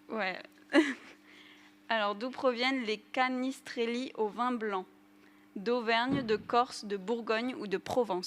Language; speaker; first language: French; native; French